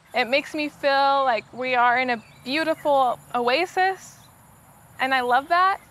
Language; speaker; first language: English; native; English